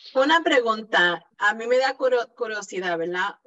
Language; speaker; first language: Spanish; early bilingual, heritage; Spanish